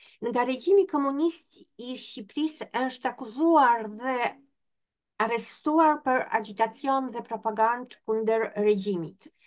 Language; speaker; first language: Albanian; non-native, fluent; Polish